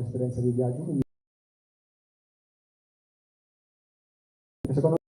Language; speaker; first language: Italian; native; Italian